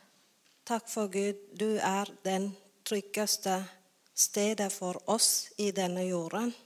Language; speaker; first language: Norwegian; non-native, learner; Tamil